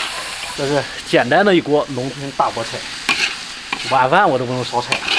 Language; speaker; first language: Chinese; native; Chinese